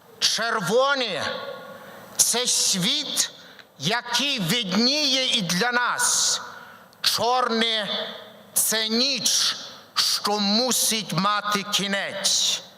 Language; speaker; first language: Ukrainian; early bilingual, heritage; Ukrainian